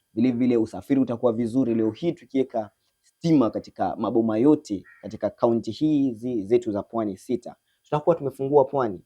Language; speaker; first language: Swahili; native; Swahili